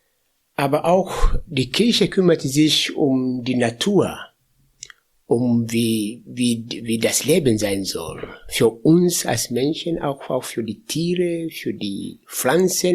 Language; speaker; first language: German; non-native, fluent; Swahili